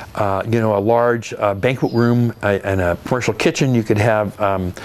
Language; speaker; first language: English; native; English